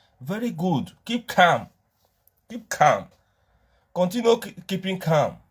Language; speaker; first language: Nigerian Pidgin; non-native, local second language; Igbo